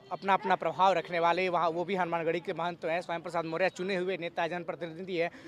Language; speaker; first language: Hindi; native; Hindi